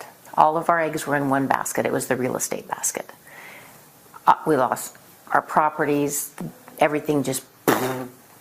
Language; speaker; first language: English; native; English